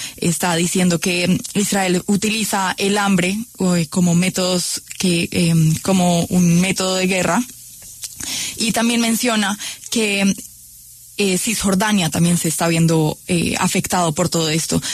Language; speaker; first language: Spanish; native; Spanish